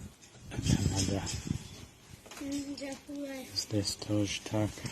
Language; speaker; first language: Russian; non-native, local second language; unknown